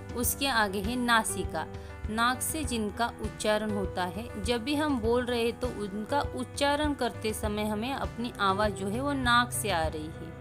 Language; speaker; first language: Hindi; non-native, local second language; Marathi